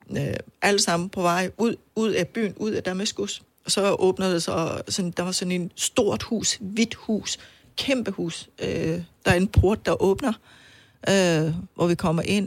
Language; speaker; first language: Danish; non-native, fluent; Persian